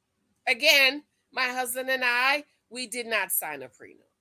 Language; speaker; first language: English; native; English